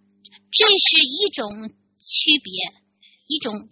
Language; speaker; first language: Chinese; native; Chinese